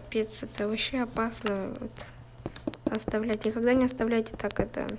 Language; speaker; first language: Russian; native; Russian